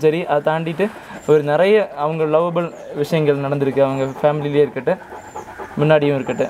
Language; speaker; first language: Tamil; native; Tamil